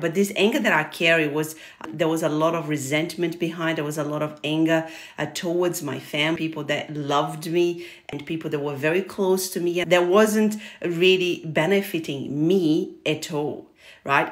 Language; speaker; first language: English; non-native, fluent; Portuguese